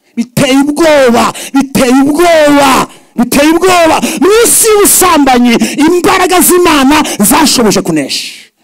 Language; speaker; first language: Kinyarwanda; early bilingual, heritage; Kinyarwanda